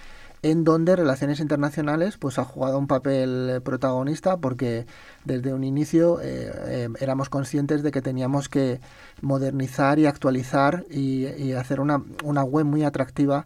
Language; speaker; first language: Spanish; native; Spanish